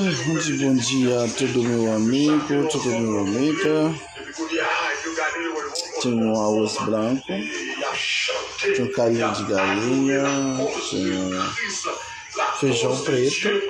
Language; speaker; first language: Portuguese; non-native, learner; Haitian Creole